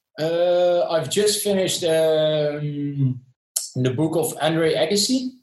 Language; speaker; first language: English; non-native, fluent; Dutch